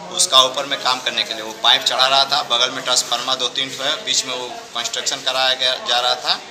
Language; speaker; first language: Hindi; native; Hindi